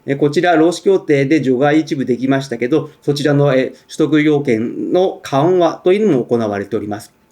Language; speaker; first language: Japanese; native; Japanese